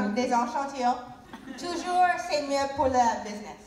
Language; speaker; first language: French; non-native, learner; English